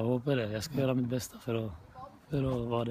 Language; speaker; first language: Norwegian; non-native, fluent; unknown